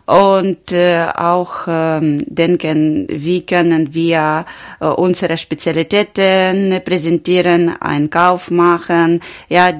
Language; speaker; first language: German; non-native, learner; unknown